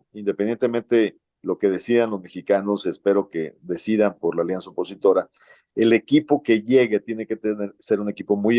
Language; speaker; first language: Spanish; native; Spanish